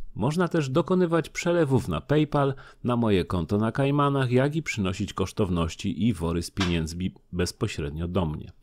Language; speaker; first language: Polish; native; Polish